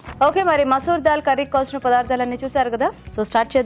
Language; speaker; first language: Telugu; native; Telugu